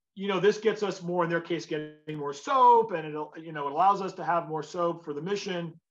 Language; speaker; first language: English; native; English